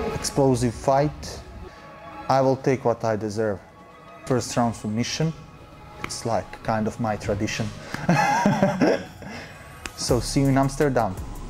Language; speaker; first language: English; non-native, learner; Bosnian